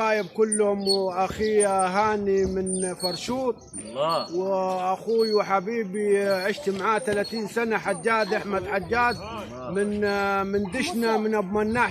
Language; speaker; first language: Arabic; native; Arabic